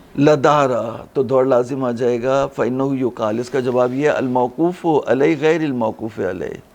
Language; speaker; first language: Urdu; native; Urdu